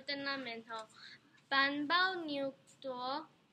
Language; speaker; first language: Vietnamese; non-native, learner; English